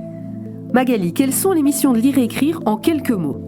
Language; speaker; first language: French; native; French